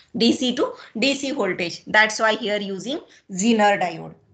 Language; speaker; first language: English; non-native, local second language; Marathi